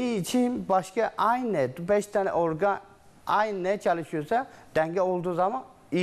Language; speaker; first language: Turkish; non-native, learner; Chinese